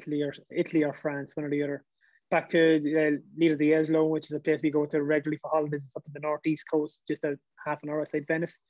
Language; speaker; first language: English; native; English